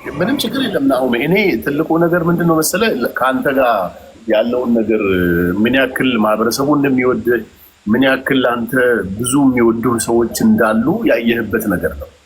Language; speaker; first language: Amharic; native; Amharic